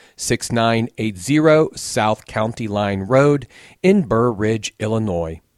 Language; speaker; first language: English; native; English